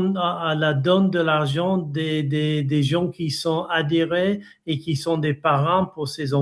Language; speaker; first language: French; non-native, fluent; English